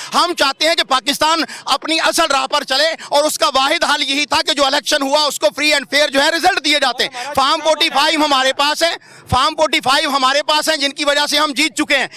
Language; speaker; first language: Urdu; non-native, local second language; Punjabi